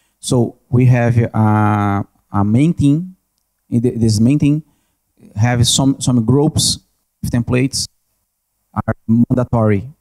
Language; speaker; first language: English; non-native, learner; Portuguese